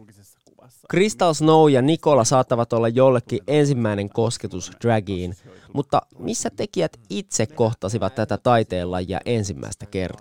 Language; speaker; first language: Finnish; native; Finnish